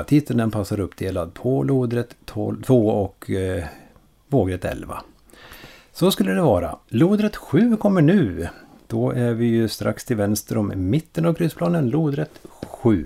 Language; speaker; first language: Swedish; native; Swedish